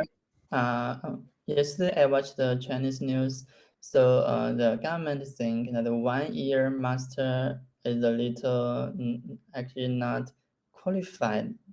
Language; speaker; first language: English; non-native, learner; Chinese